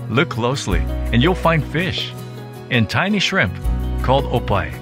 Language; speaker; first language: English; native; English